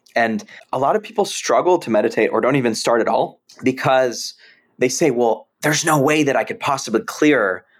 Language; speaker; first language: English; native; English